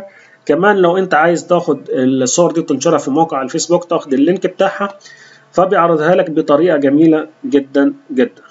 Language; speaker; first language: Arabic; native; Arabic